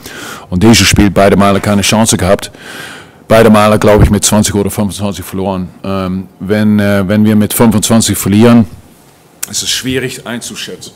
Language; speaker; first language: German; non-native, fluent; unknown